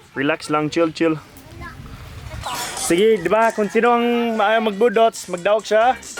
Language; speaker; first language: Cebuano; non-native, learner; English